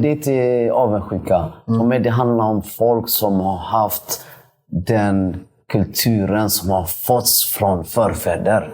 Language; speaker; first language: Swedish; early bilingual, other home language; Somali